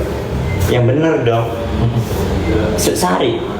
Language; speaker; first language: Indonesian; native; Indonesian